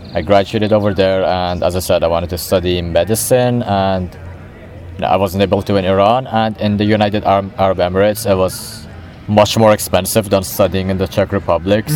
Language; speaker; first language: English; non-native, fluent; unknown